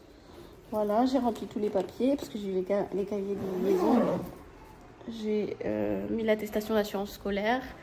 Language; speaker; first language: French; native; French